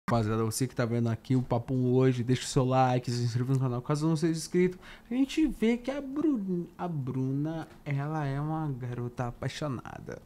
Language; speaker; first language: Portuguese; native; Portuguese